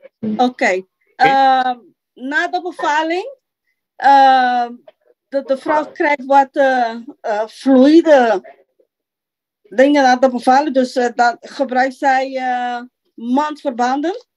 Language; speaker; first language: Dutch; non-native, local second language; Papiamento